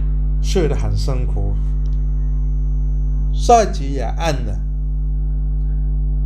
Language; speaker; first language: Chinese; non-native, local second language; Cantonese